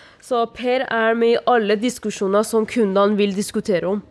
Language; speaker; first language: Norwegian; non-native, fluent; Persian